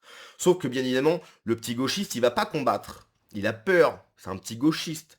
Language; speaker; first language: French; native; French